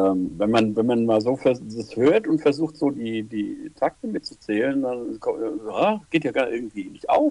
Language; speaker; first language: German; native; German